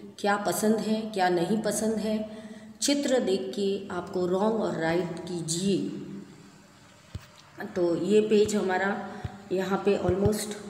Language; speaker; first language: Hindi; non-native, local second language; Gujarati